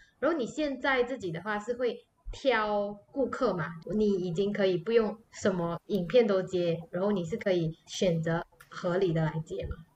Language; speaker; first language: Chinese; native; Chinese